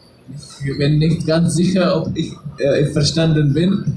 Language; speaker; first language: German; non-native, learner; Czech